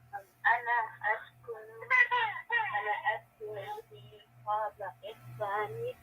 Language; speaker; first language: Arabic; non-native, learner; English